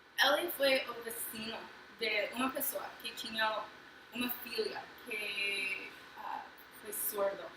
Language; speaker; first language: Portuguese; non-native, fluent; English